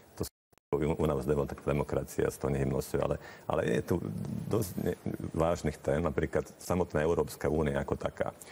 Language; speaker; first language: Slovak; non-native, local second language; Hungarian